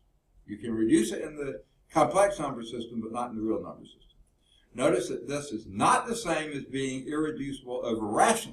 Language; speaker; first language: English; native; English